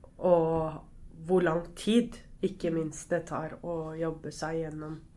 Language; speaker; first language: Norwegian; early bilingual, other home language; Arabic